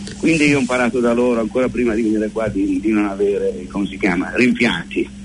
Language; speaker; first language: Italian; native; Italian